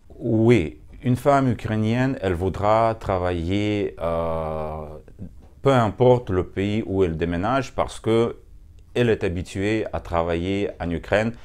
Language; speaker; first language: French; non-native, fluent; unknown